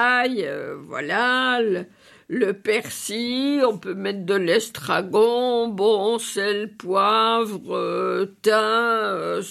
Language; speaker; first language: French; native; French